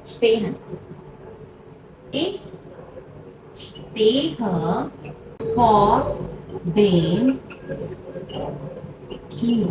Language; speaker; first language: German; non-native, fluent; Hindi